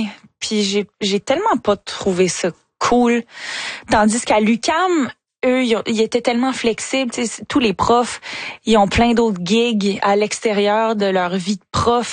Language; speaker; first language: French; native; French